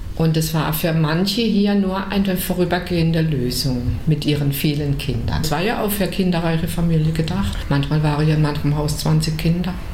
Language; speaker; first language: German; native; German